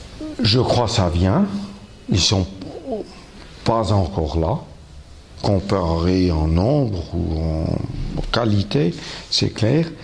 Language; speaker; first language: French; non-native, local second language; German